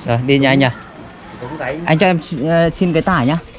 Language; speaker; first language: Vietnamese; native; Vietnamese